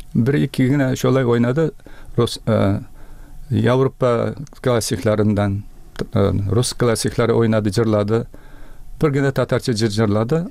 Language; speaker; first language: Tatar; early bilingual, heritage; Tatar